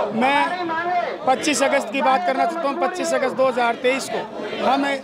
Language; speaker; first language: Hindi; native; Hindi